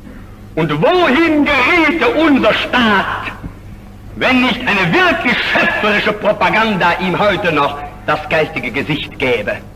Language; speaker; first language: German; native; German